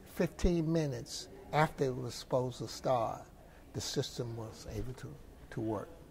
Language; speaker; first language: English; native; English